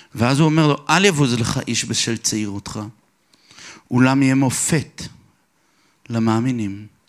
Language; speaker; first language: Hebrew; early bilingual, other home language; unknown